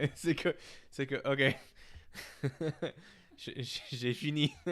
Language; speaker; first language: French; non-native, fluent; English